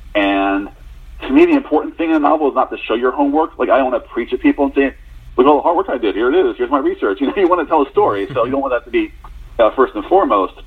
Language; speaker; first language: English; native; English